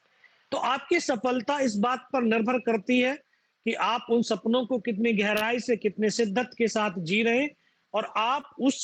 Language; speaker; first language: Hindi; native; Hindi